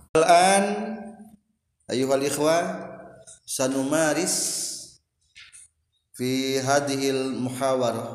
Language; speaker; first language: Arabic; non-native, fluent; Indonesian